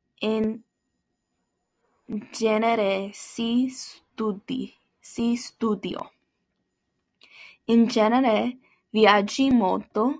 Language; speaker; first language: Italian; non-native, learner; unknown